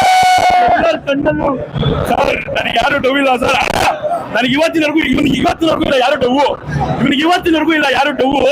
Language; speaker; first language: Kannada; native; Kannada